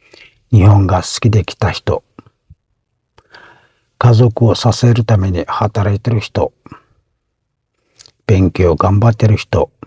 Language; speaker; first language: Japanese; non-native, fluent; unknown